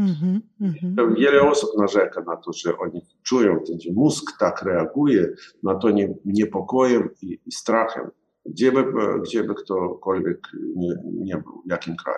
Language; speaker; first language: Polish; non-native, learner; Ukrainian